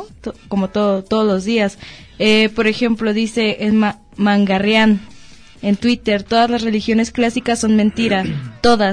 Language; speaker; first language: Spanish; native; Spanish